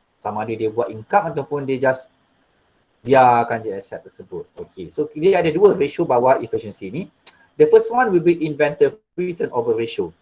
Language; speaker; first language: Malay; native; Malay